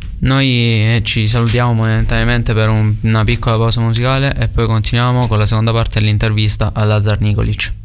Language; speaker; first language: Italian; native; Italian